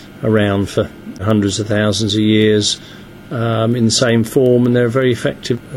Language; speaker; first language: English; native; English